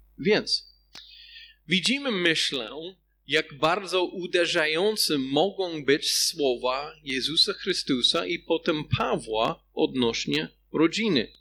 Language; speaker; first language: Polish; non-native, fluent; English